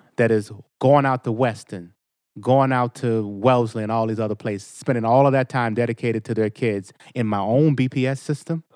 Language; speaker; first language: English; native; English